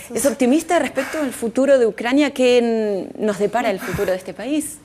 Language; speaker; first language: Spanish; native; Spanish